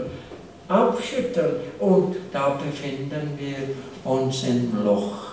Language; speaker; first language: German; non-native, fluent; English